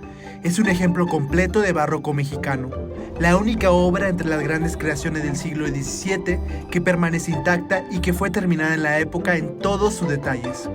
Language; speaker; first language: Spanish; native; Spanish